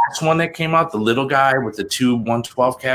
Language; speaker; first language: English; native; English